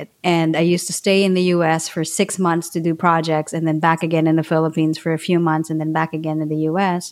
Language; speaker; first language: English; non-native, local second language; Filipino